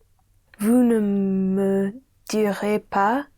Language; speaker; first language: French; non-native, learner; English